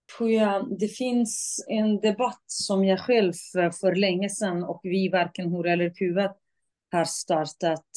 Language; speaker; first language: Swedish; non-native, fluent; Kurdish